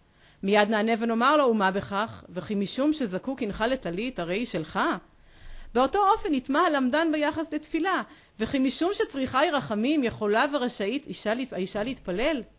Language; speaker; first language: Hebrew; native; Hebrew